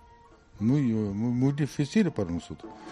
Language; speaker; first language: Spanish; non-native, fluent; Arabic